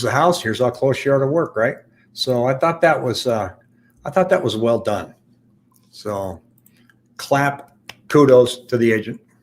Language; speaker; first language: English; native; English